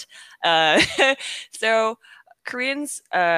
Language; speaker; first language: English; early bilingual, other home language; Korean